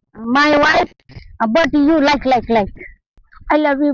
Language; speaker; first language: English; non-native, learner; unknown